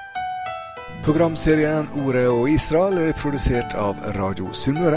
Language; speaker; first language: Norwegian; native; Norwegian